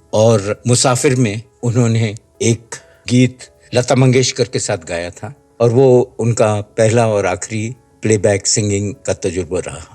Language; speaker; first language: Hindi; native; Hindi